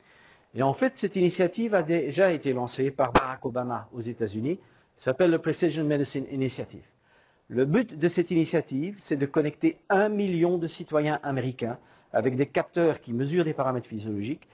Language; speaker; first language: French; native; French